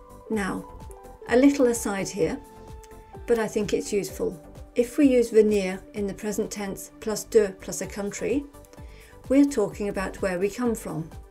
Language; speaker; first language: English; native; English